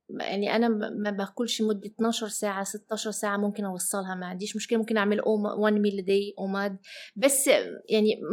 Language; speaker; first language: Arabic; early bilingual, heritage; Arabic